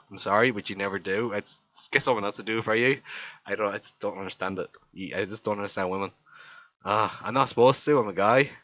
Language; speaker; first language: English; native; English